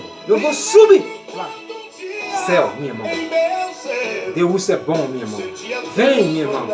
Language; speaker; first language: Portuguese; non-native, learner; Haitian Creole